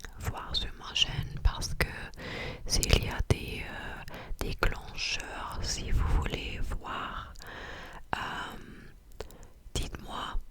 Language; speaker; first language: French; non-native, learner; English